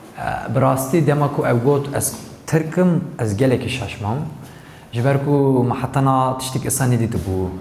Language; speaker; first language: Kurdish; non-native, local second language; Turkish